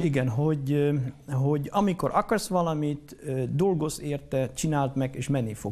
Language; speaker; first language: Hungarian; non-native, fluent; Dutch